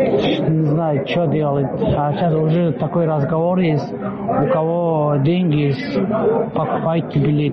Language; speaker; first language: Russian; non-native, learner; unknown